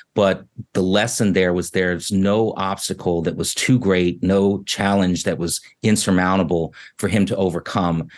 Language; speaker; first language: English; native; English